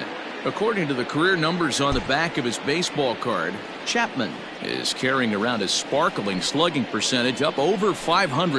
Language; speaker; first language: English; native; English